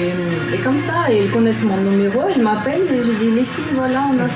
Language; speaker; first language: French; non-native, learner; Russian